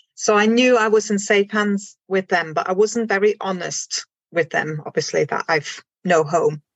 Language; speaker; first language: English; non-native, fluent; German